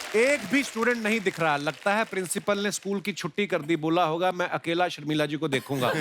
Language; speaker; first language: Hindi; non-native, local second language; Punjabi